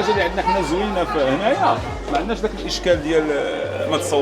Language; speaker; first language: Arabic; native; Arabic